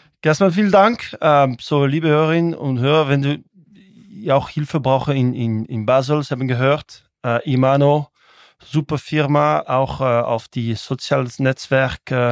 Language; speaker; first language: German; non-native, local second language; French